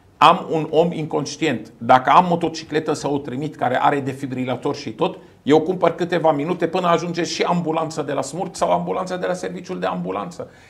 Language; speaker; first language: Romanian; non-native, fluent; Arabic